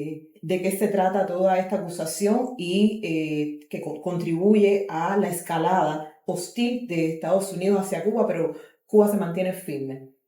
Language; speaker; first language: Spanish; native; Spanish